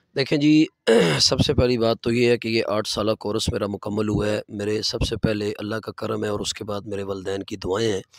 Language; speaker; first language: Urdu; non-native, local second language; Punjabi